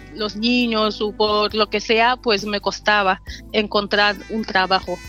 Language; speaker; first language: Spanish; non-native, fluent; Wolof